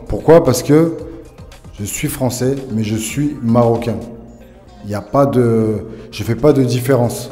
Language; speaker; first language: French; early bilingual, other home language; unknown